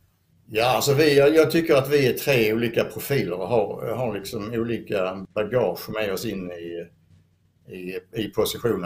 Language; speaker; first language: Swedish; native; Swedish